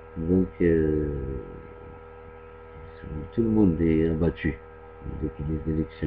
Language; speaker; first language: French; non-native, local second language; Arabic